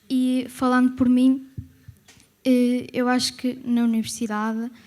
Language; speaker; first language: Portuguese; native; Portuguese